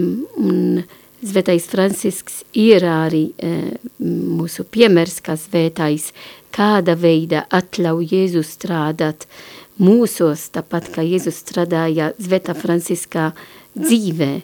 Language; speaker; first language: Latvian; non-native, learner; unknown